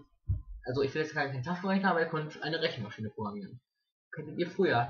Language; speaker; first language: German; native; German